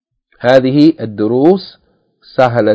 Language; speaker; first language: Arabic; non-native, fluent; English